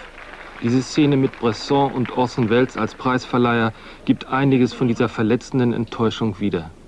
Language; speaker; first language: German; native; German